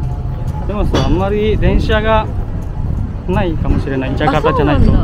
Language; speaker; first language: Japanese; non-native, fluent; Indonesian